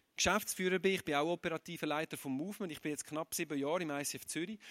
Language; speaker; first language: German; native; German